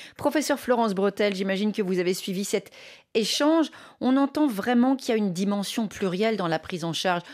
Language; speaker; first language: French; native; French